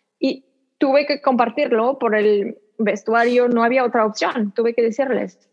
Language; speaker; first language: Spanish; non-native, fluent; French